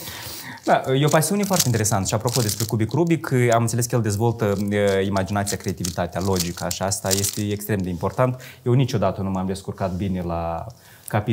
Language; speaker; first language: Romanian; native; Romanian